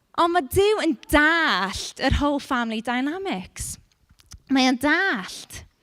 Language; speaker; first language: Welsh; non-native, local second language; English